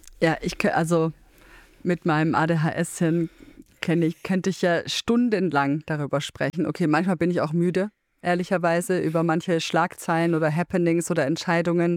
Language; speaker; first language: German; native; German